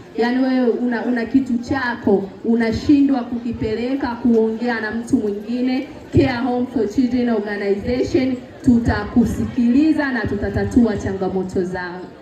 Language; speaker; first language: Swahili; native; Swahili